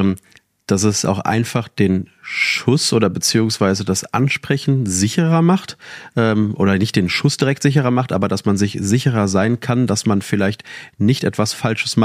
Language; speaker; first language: German; native; German